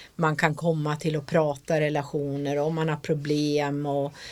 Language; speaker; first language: Swedish; native; Swedish